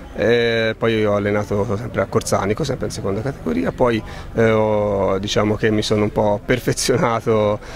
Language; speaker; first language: Italian; native; Italian